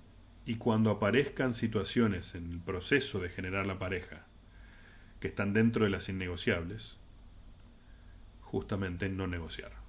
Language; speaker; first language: Spanish; native; Spanish